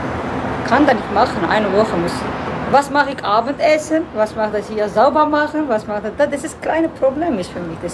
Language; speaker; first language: German; non-native, learner; Kurdish